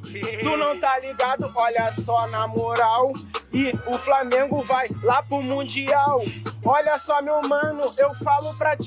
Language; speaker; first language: Portuguese; native; Portuguese